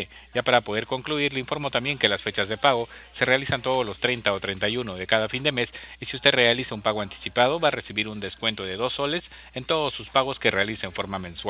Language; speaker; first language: Spanish; native; Spanish